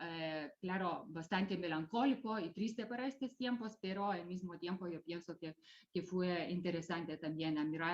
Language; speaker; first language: Spanish; non-native, fluent; Lithuanian